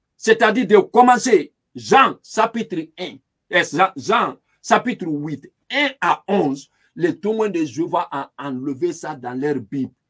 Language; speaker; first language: French; non-native, local second language; Lingala